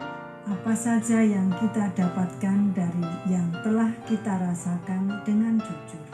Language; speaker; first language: Indonesian; native; Indonesian